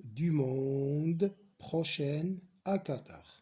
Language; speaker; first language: French; non-native, local second language; Arabic